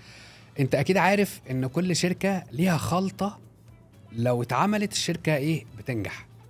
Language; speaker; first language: Arabic; native; Arabic